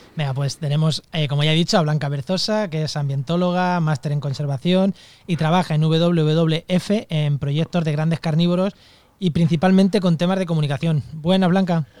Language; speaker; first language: Spanish; native; Spanish